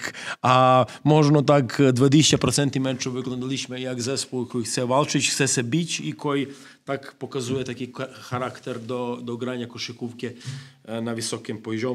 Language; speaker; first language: Polish; non-native, fluent; Serbian